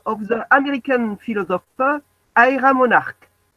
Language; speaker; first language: English; non-native, learner; French